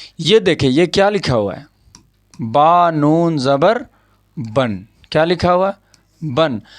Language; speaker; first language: Urdu; native; Urdu